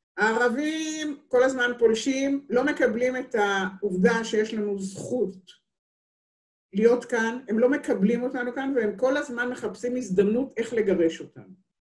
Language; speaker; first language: Hebrew; native; Hebrew